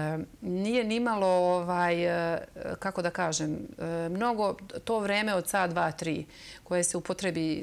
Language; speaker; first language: Serbian; native; Serbian